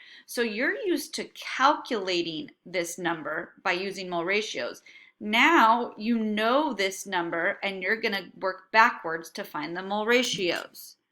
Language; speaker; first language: English; native; English